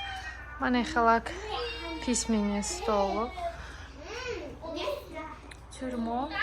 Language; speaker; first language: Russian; non-native, local second language; Tajik